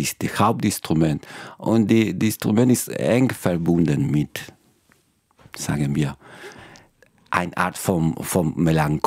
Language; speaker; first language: German; non-native, fluent; Spanish